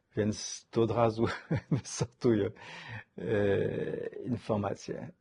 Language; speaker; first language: Polish; non-native, fluent; French